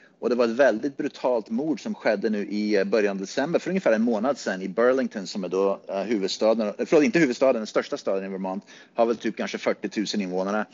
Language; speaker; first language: Swedish; native; Swedish